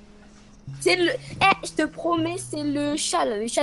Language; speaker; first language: French; native; French